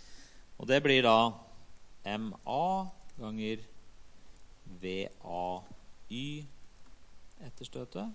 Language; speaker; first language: Norwegian; native; Norwegian